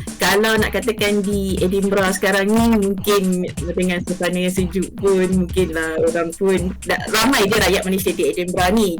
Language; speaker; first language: Malay; native; Malay